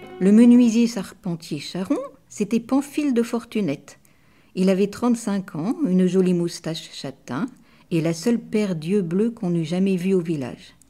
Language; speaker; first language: French; native; French